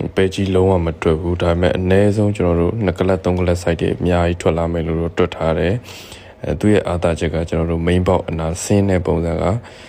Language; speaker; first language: Burmese; native; Burmese